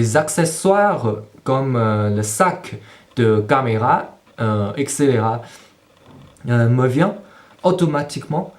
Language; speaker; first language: French; non-native, fluent; Chinese